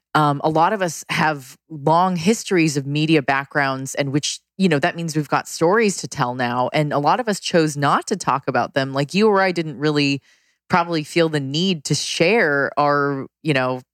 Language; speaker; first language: English; native; English